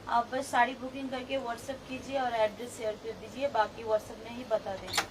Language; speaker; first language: Hindi; non-native, local second language; Bangla